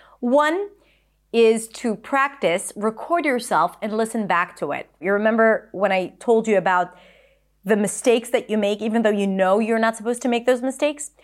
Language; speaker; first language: English; non-native, fluent; Hebrew